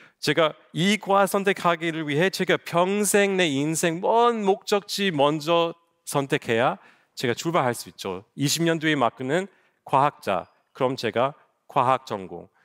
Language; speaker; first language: Korean; non-native, fluent; English